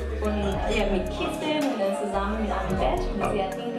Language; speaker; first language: German; non-native, learner; Cantonese